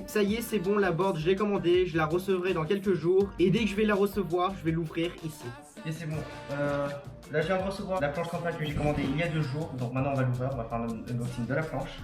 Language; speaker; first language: French; native; French